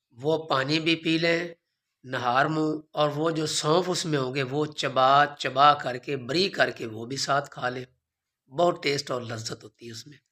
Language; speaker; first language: Urdu; non-native, local second language; Punjabi